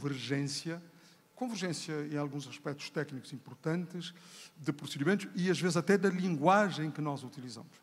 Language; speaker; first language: Portuguese; non-native, local second language; Kabuverdianu